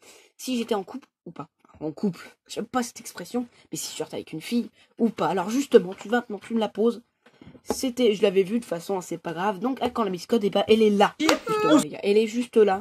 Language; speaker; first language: French; native; French